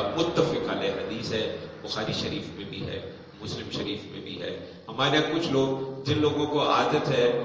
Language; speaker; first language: Urdu; non-native, local second language; Punjabi